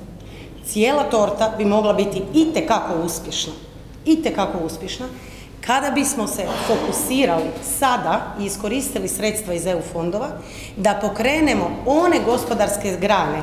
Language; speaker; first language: Croatian; native; Croatian